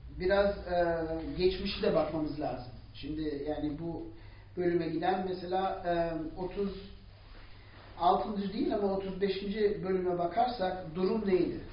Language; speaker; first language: Turkish; non-native, fluent; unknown